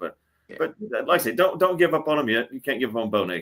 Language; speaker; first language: English; native; English